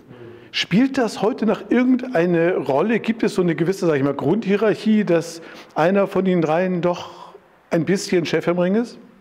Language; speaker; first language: German; native; German